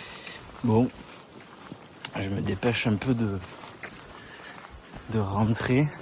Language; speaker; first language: French; native; French